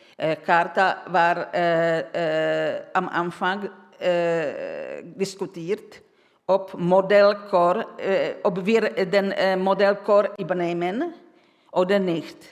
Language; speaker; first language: German; non-native, fluent; Czech